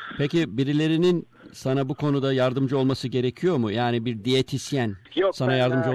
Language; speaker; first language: Turkish; native; Turkish